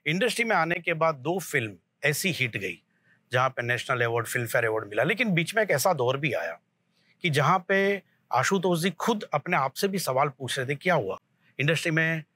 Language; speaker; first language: Hindi; non-native, local second language; Gujarati